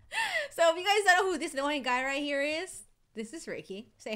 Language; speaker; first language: English; native; English